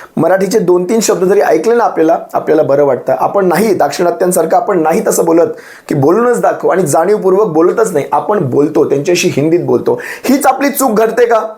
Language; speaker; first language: Marathi; native; Marathi